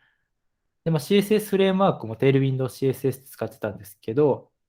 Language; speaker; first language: Japanese; native; Japanese